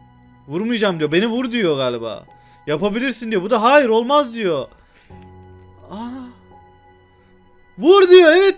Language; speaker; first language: Turkish; native; Turkish